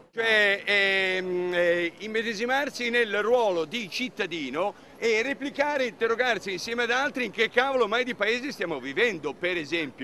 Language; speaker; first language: Italian; native; Italian